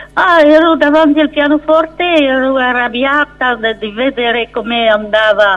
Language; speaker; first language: Italian; non-native, fluent; French